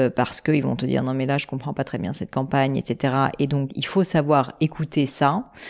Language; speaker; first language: French; native; French